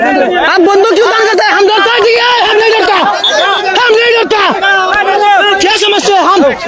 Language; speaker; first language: Hindi; non-native, learner; Bangla